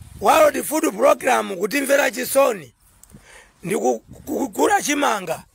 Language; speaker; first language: Nyanja; non-native, local second language; Tumbuka